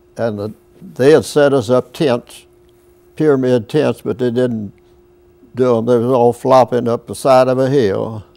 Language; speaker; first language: English; native; English